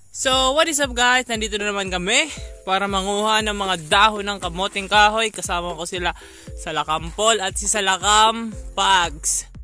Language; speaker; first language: Filipino; non-native, local second language; Bikol